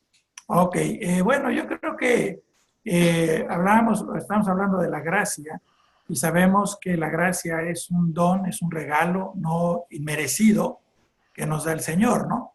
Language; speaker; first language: Spanish; native; Spanish